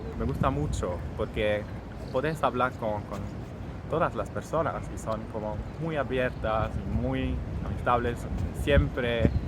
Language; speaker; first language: Spanish; non-native, learner; Swiss German